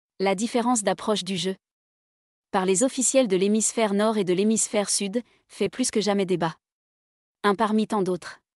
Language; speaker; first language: French; non-native, learner; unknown